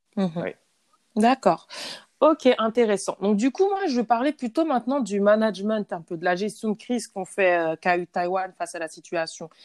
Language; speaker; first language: French; native; French